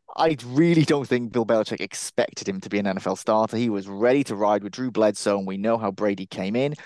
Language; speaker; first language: English; native; English